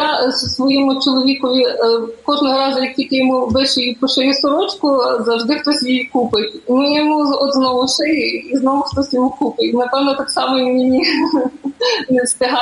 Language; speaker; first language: Ukrainian; native; Ukrainian